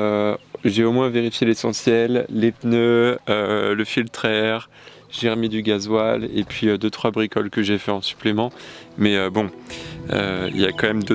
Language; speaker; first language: French; native; French